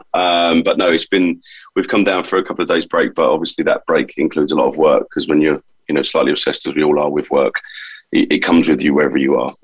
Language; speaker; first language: English; native; English